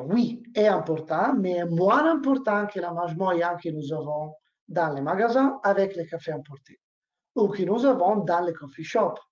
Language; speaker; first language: French; non-native, learner; Italian